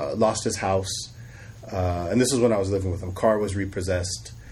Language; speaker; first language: English; native; English